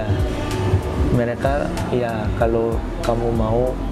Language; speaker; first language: Indonesian; non-native, fluent; Korean